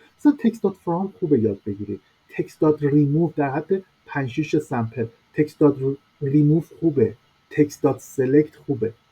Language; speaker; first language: Persian; native; Persian